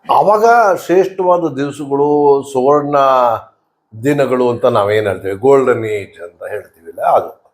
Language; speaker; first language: Kannada; native; Kannada